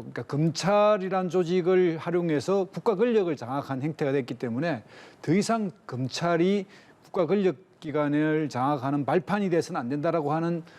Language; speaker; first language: Korean; native; Korean